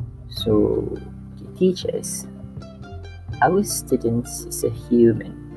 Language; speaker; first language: English; non-native, local second language; Malay